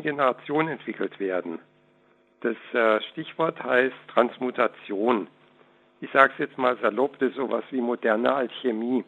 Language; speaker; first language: German; native; German